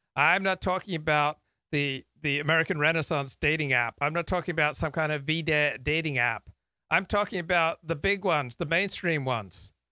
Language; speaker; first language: English; native; English